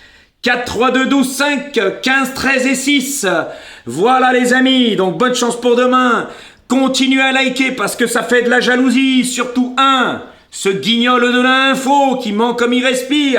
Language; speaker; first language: French; native; French